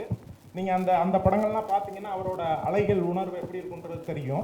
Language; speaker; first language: Tamil; native; Tamil